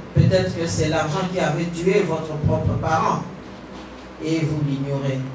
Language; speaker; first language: French; non-native, local second language; Kongo